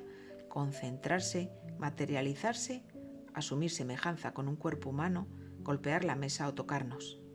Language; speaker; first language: Spanish; native; Spanish